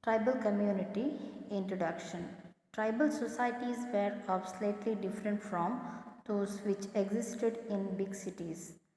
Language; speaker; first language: English; non-native, local second language; Kannada